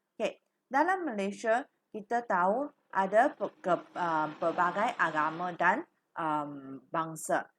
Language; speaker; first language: Malay; non-native, local second language; Chinese